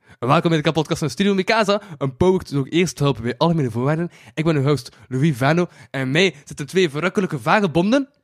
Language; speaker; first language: Dutch; native; Dutch